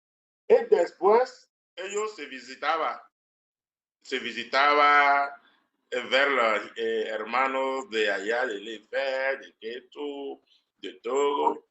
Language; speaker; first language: Spanish; non-native, learner; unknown